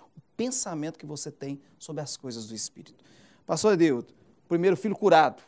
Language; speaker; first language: Portuguese; native; Portuguese